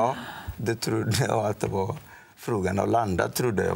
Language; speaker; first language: Swedish; non-native, fluent; Odia